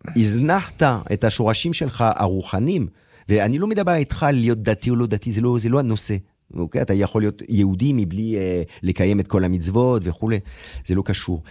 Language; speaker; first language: Hebrew; non-native, fluent; French